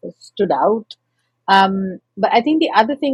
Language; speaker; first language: English; native; English